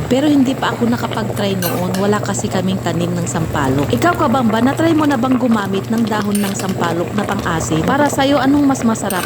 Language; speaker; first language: Filipino; non-native, local second language; Iloko